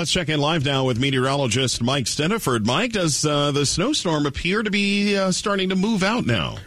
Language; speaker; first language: English; native; English